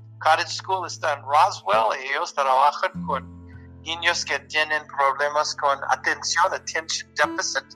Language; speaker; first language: Spanish; early bilingual, heritage; Spanish